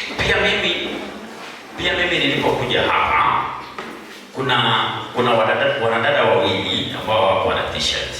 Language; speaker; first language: Swahili; native; Swahili